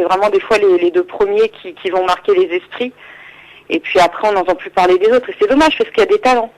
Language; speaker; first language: French; native; French